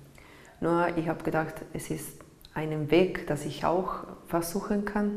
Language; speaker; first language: German; non-native, learner; Italian